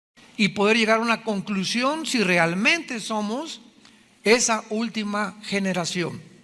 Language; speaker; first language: Spanish; native; Spanish